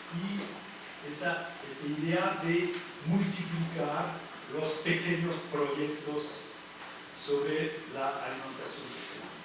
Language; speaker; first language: Spanish; non-native, learner; French